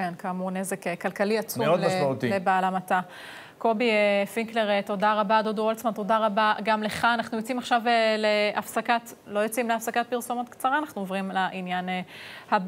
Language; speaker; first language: Hebrew; native; Hebrew